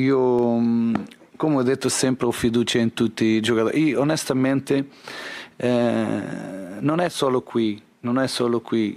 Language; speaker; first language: Italian; non-native, learner; Portuguese